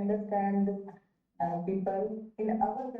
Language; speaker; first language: English; non-native, learner; Hindi